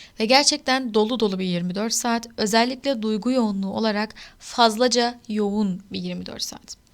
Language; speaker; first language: Turkish; native; Turkish